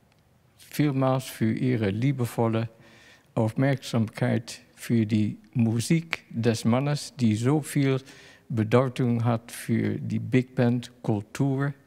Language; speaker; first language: German; non-native, fluent; Dutch